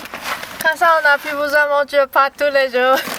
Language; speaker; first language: French; non-native, learner; Chinese